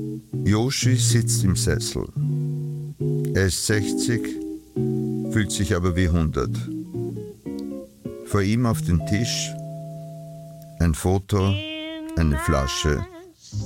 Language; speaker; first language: German; native; German